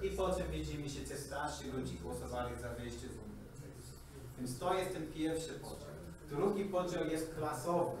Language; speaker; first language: Polish; non-native, learner; English